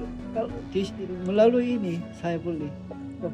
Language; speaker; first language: Indonesian; non-native, fluent; Korean